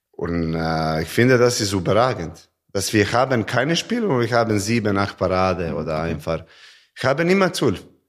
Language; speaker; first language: German; non-native, learner; Serbian